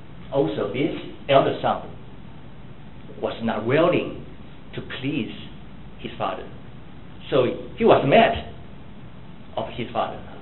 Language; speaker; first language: English; non-native, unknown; Chinese